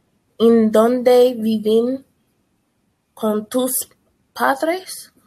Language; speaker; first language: Spanish; non-native, learner; English